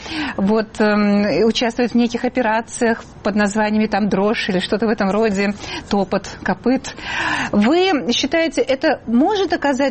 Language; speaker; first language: Russian; native; Russian